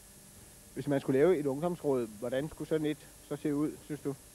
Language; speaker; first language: Danish; native; Danish